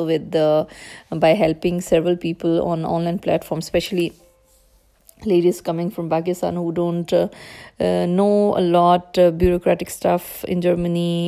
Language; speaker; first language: English; non-native, local second language; Urdu